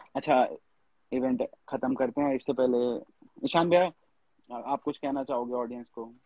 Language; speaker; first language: Hindi; native; Hindi